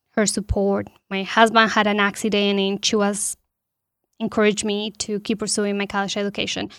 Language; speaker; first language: English; non-native, fluent; Spanish